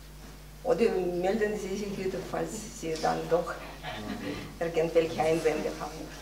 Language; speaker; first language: German; non-native, fluent; Russian